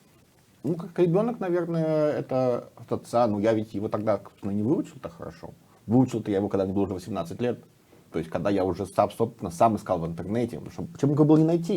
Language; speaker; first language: Russian; native; Russian